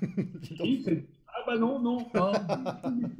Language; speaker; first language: French; native; French